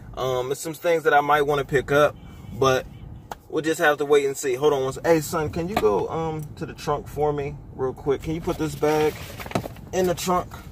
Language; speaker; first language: English; native; English